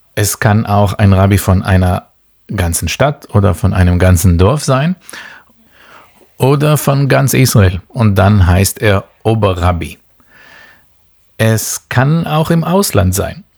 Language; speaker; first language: German; non-native, local second language; Hebrew